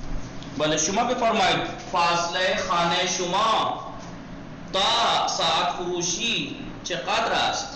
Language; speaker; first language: Persian; non-native, fluent; Urdu